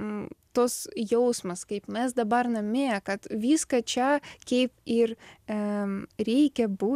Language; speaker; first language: Lithuanian; non-native, learner; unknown